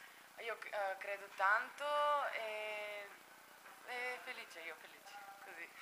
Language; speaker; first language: Italian; non-native, learner; Bulgarian